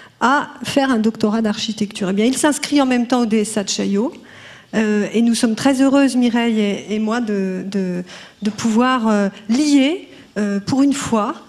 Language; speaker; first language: French; native; French